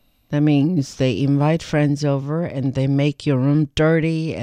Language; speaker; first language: English; non-native, fluent; Chinese